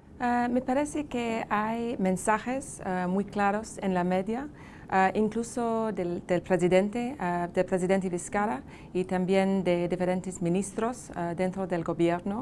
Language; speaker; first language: Spanish; non-native, fluent; English